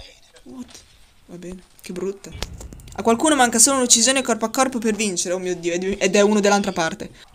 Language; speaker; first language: Italian; native; Italian